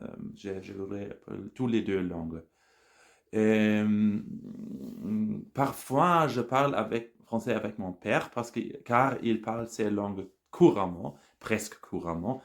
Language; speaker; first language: French; non-native, learner; German